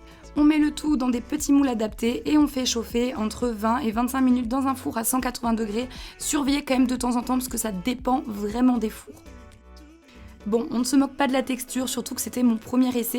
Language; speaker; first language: French; native; French